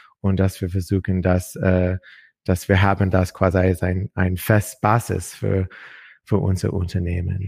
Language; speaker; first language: German; non-native, learner; English